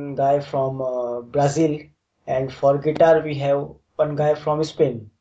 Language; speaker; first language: English; non-native, local second language; Hindi